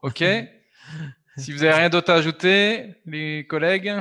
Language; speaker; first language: French; native; French